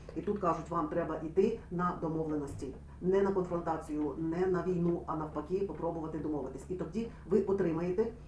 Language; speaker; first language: Ukrainian; non-native, local second language; Russian